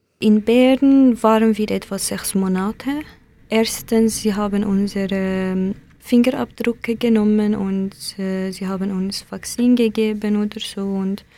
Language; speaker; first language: German; non-native, learner; Kurdish